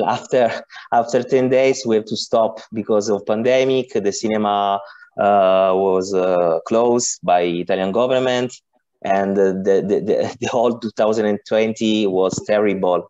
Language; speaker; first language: English; non-native, learner; Italian